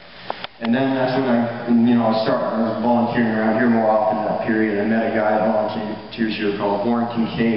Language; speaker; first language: English; native; English